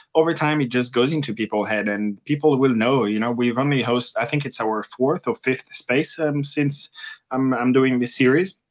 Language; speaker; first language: English; non-native, fluent; French